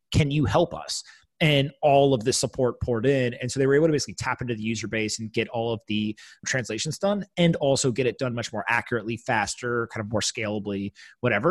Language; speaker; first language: English; native; English